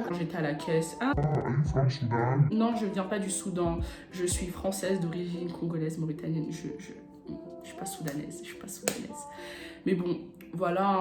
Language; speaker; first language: French; native; French